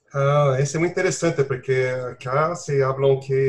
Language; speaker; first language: Spanish; non-native, learner; Portuguese